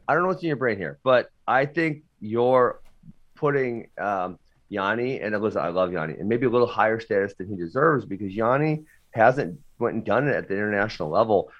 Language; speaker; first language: English; native; English